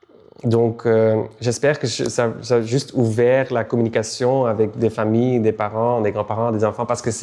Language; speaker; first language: French; non-native, local second language; Dutch